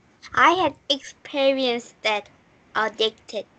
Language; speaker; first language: English; non-native, learner; Korean